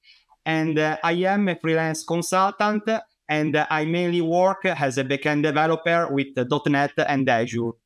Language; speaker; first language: English; non-native, fluent; Italian